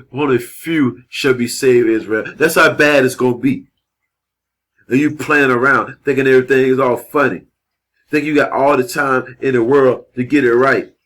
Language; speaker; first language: English; native; English